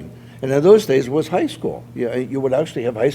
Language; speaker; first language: English; native; English